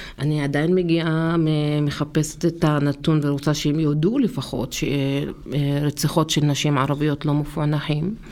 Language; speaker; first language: Hebrew; non-native, local second language; Arabic